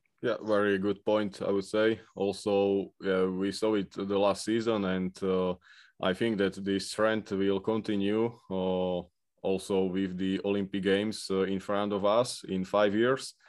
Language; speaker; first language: English; non-native, fluent; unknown